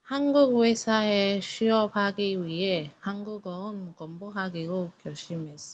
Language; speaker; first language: Korean; non-native, learner; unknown